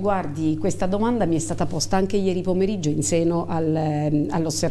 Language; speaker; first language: Italian; native; Italian